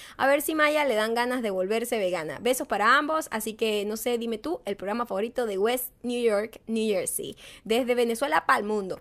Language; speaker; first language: Spanish; native; Spanish